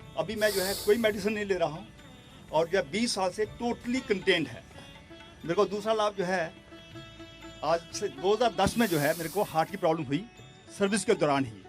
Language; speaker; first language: Hindi; native; Hindi